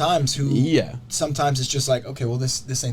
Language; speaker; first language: English; native; English